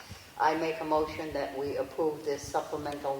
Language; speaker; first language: English; native; English